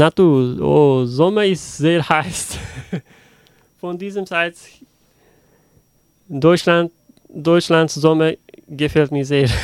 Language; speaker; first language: German; non-native, learner; Uzbek